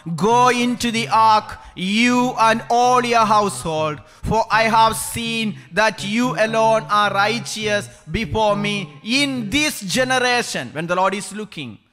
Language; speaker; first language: English; non-native, local second language; Malayalam